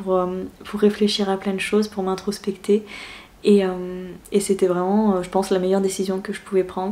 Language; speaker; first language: French; native; French